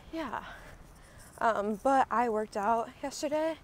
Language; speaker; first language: English; native; English